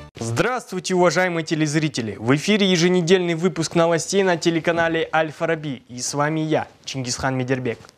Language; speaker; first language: Russian; non-native, local second language; Kazakh